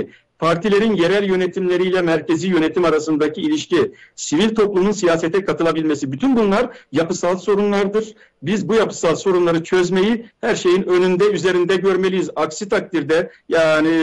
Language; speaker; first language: Turkish; native; Turkish